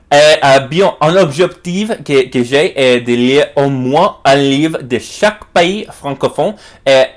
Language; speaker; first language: French; non-native, learner; English